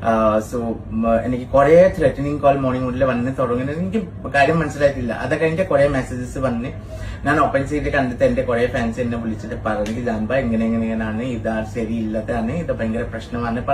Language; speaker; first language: Malayalam; non-native, learner; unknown